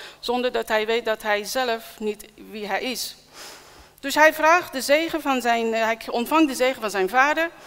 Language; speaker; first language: Dutch; non-native, fluent; Persian